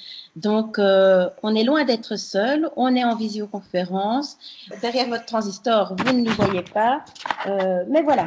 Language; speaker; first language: French; native; French